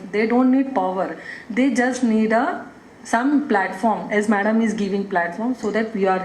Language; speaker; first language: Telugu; non-native, local second language; Hindi